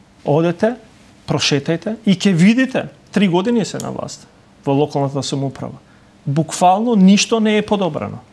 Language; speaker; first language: Macedonian; non-native, local second language; Albanian